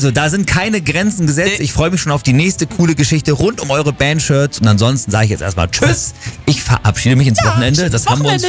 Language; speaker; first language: German; native; German